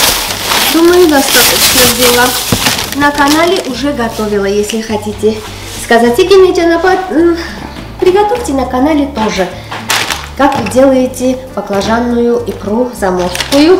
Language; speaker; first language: Russian; non-native, fluent; Armenian